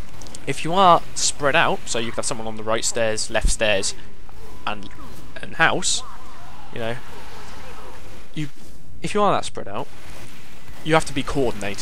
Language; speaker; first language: English; native; English